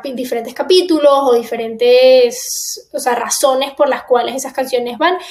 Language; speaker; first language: Spanish; native; Spanish